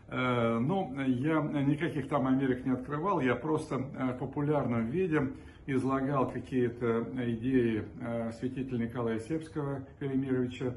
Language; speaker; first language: Russian; native; Russian